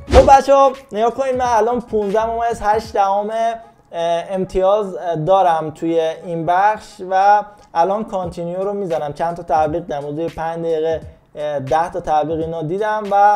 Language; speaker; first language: Persian; native; Persian